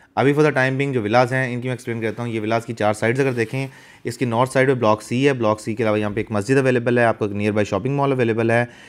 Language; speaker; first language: Urdu; native; Urdu